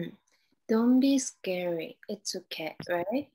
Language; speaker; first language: English; non-native, learner; Korean